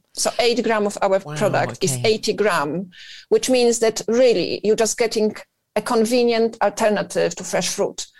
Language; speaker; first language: English; non-native, fluent; Polish